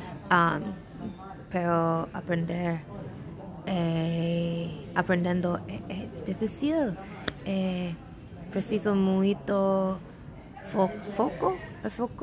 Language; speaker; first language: Portuguese; non-native, learner; English